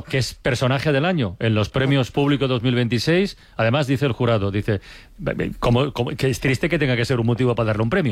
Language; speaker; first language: Spanish; native; Spanish